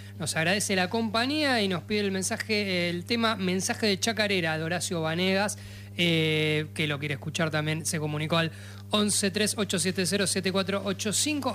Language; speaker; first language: Spanish; native; Spanish